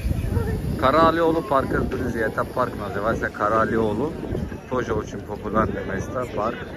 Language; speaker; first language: Russian; non-native, learner; Turkish